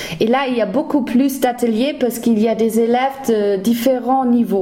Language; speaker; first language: French; non-native, fluent; German